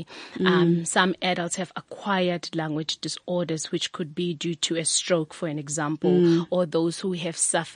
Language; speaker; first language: English; non-native, local second language; Tswana